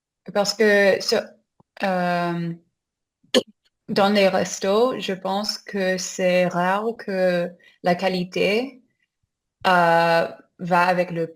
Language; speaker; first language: French; non-native, learner; English